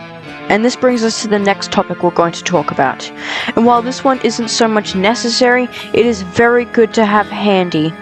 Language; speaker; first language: English; native; English